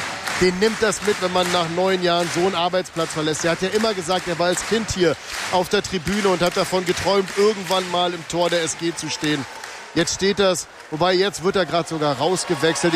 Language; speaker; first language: German; native; German